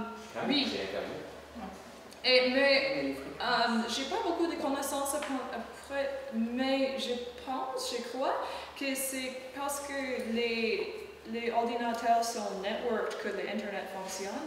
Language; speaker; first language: French; non-native, learner; English